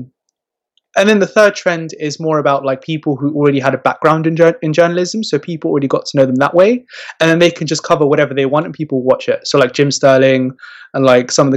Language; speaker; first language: English; native; English